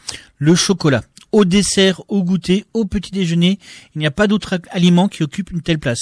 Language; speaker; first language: French; native; French